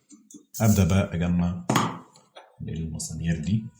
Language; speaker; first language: Arabic; native; Arabic